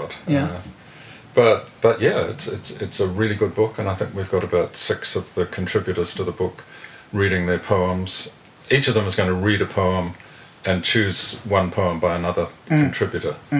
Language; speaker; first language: English; native; English